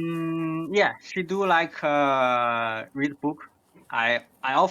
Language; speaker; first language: English; non-native, learner; Chinese